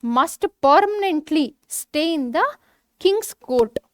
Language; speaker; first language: English; non-native, local second language; Kannada